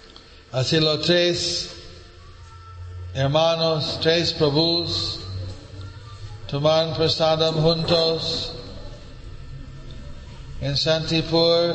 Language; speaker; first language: Spanish; non-native, learner; English